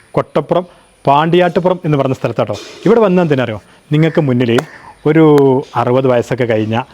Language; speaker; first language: Malayalam; native; Malayalam